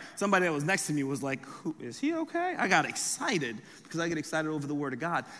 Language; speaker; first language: English; early bilingual, other home language; French